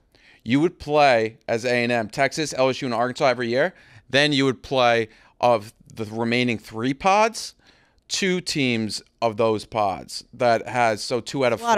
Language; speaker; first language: English; native; English